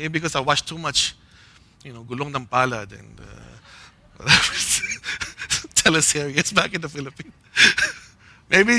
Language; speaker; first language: English; non-native, local second language; Filipino